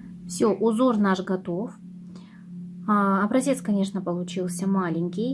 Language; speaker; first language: Russian; native; Russian